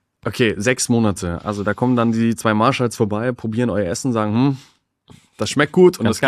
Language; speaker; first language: German; native; German